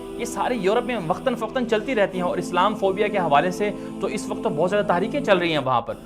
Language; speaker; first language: Urdu; native; Urdu